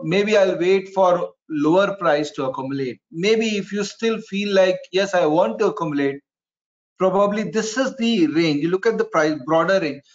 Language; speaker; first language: English; non-native, local second language; Hindi